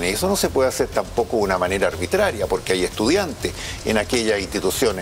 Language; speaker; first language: Spanish; native; Spanish